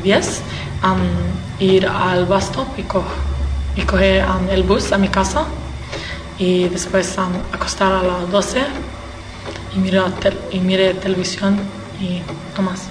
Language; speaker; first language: Spanish; early bilingual, heritage; English